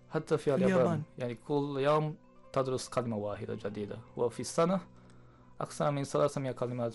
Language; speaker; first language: Arabic; non-native, learner; Japanese